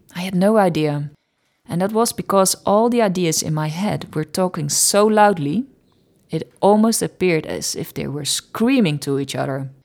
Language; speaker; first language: English; non-native, fluent; Dutch